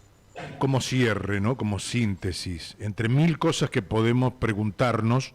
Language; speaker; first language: Spanish; native; Spanish